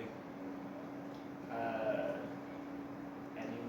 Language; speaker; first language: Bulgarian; non-native, learner; English